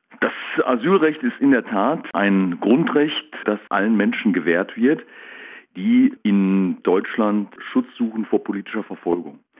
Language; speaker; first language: German; native; German